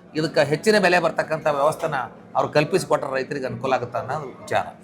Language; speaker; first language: Kannada; native; Kannada